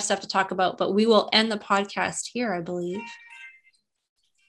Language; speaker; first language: English; native; English